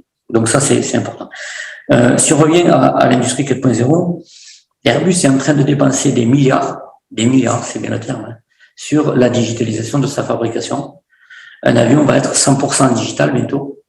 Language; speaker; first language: French; native; French